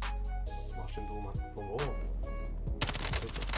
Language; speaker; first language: German; native; German